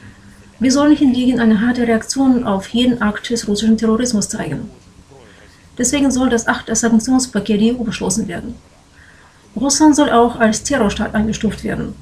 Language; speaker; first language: German; non-native, fluent; Ukrainian